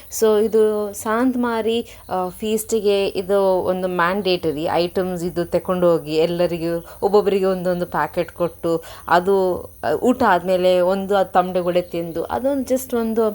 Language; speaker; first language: Kannada; non-native, local second language; Konkani